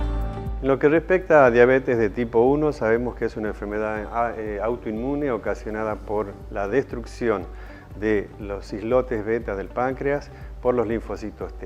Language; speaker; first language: Spanish; native; Spanish